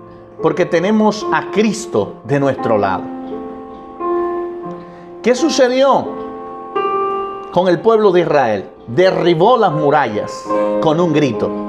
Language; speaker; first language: Spanish; native; Spanish